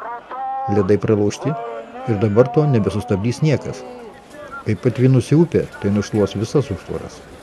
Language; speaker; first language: Lithuanian; native; Lithuanian